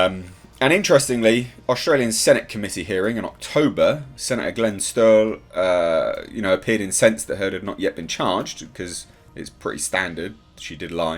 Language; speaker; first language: English; native; English